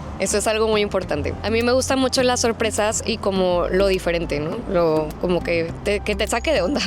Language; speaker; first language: Spanish; native; Spanish